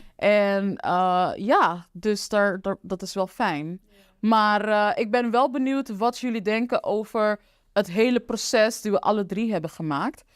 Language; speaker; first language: Dutch; non-native, local second language; Papiamento